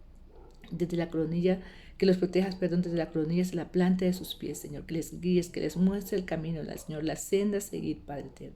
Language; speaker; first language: Spanish; native; Spanish